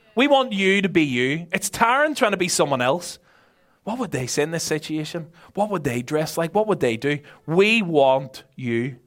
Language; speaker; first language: English; native; English